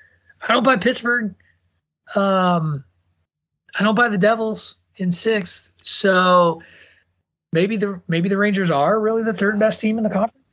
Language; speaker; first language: English; native; English